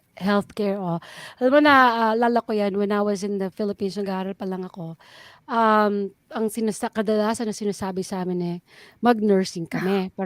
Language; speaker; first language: Filipino; non-native, local second language; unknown